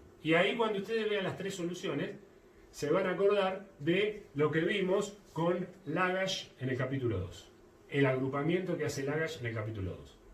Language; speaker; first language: Spanish; native; Spanish